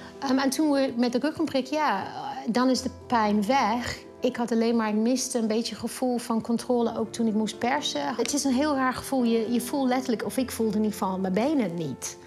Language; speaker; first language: Dutch; non-native, fluent; English